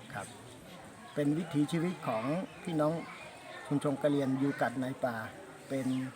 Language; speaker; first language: Thai; non-native, local second language; S'gaw Karen